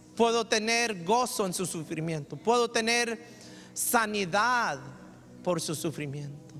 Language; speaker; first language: Spanish; early bilingual, heritage; Spanish